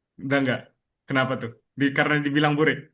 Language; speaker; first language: Indonesian; native; Indonesian